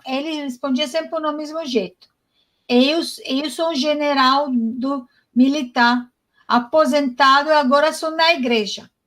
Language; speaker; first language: Portuguese; non-native, fluent; Italian